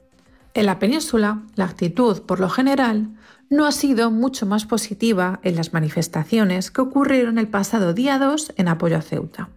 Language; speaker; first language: Spanish; native; Spanish